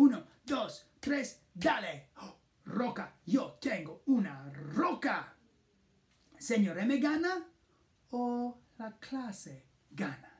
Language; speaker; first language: Spanish; non-native, fluent; English